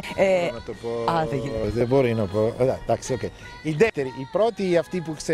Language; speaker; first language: Greek; non-native, fluent; Italian